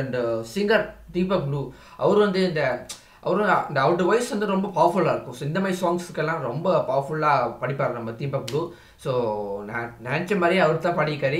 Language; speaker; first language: Tamil; early bilingual, heritage; Tamil